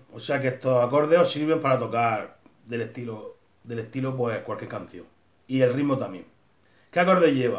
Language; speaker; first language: Spanish; native; Spanish